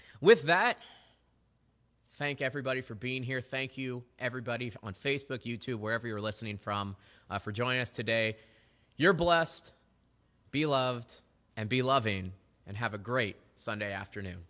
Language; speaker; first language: English; native; English